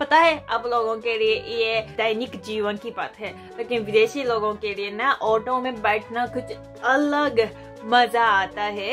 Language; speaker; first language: Hindi; non-native, fluent; Japanese